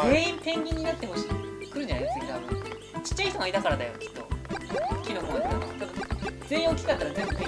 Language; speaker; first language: Japanese; native; Japanese